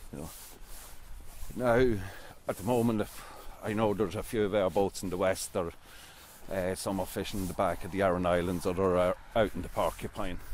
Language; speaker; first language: English; native; English